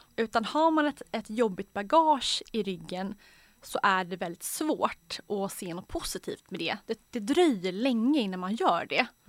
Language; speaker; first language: Swedish; native; Swedish